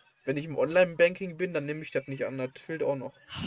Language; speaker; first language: German; native; German